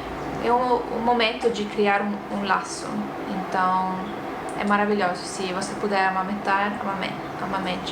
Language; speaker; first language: Portuguese; non-native, fluent; Estonian